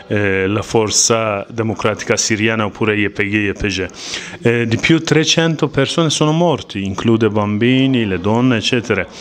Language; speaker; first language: Italian; non-native, learner; Kurdish